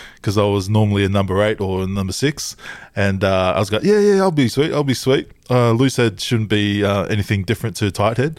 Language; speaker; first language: English; early bilingual, other home language; Tongan